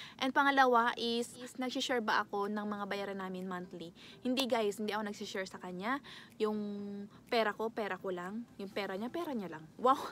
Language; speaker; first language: Filipino; native; Filipino